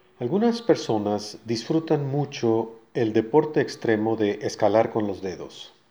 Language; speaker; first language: Spanish; native; Spanish